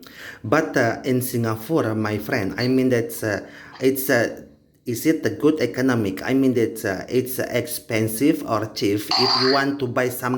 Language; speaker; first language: English; non-native, learner; Indonesian